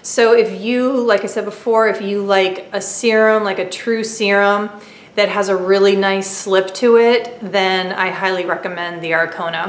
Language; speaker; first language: English; native; English